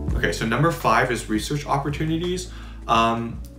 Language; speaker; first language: English; native; English